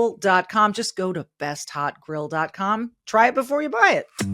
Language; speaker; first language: English; native; English